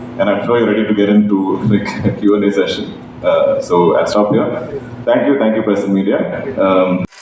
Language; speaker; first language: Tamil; non-native, local second language; Malayalam